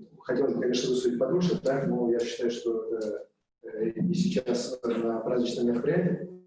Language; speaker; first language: Russian; native; Russian